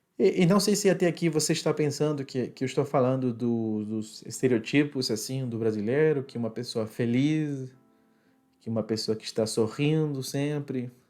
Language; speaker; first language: Portuguese; non-native, fluent; Spanish